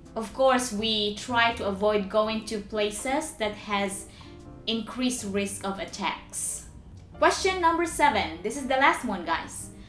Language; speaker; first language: English; non-native, local second language; Cebuano